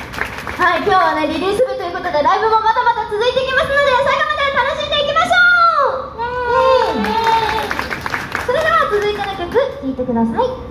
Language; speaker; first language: Japanese; native; Japanese